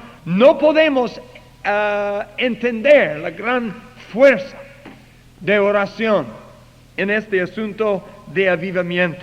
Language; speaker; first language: Spanish; non-native, fluent; English